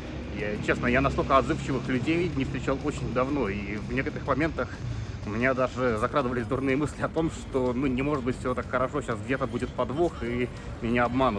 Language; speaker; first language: Russian; native; Russian